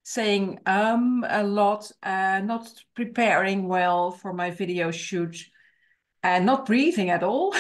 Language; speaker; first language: English; non-native, fluent; Dutch